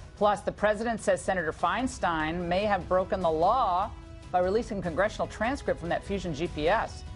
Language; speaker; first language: English; native; English